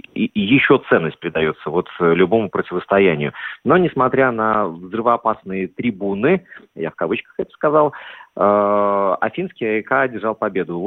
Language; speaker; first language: Russian; native; Russian